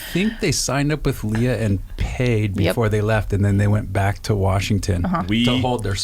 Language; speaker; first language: English; native; English